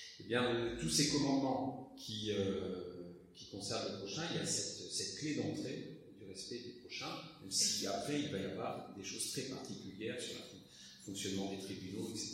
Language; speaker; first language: French; native; French